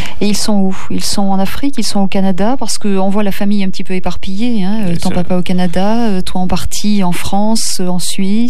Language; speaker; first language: French; native; French